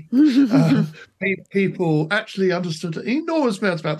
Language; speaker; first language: English; native; English